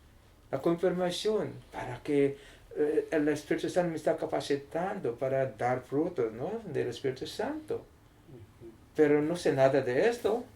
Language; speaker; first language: Spanish; non-native, learner; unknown